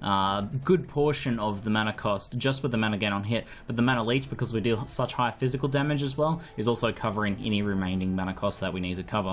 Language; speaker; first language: English; native; English